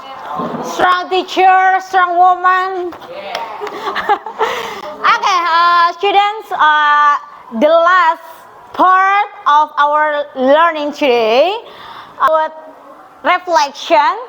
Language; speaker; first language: English; non-native, fluent; Indonesian